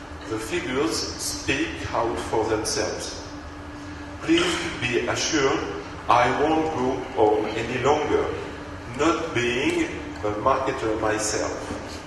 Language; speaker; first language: English; non-native, fluent; French